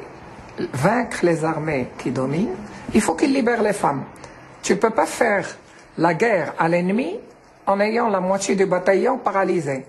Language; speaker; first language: French; non-native, local second language; Arabic